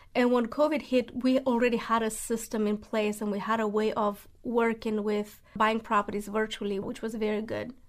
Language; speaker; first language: English; non-native, fluent; Romanian